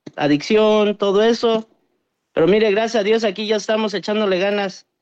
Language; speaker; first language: Spanish; early bilingual, heritage; Spanish